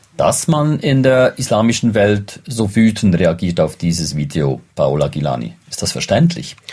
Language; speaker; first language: German; native; German